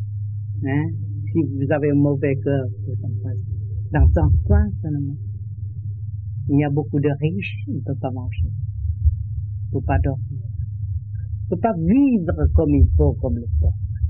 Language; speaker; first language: French; non-native, learner; Vietnamese